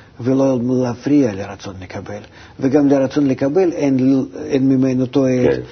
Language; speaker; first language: Hebrew; non-native, fluent; Russian